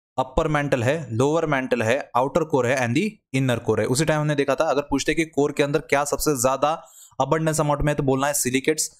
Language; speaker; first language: Hindi; non-native, local second language; Marathi